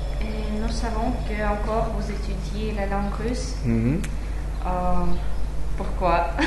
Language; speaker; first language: French; non-native, learner; Russian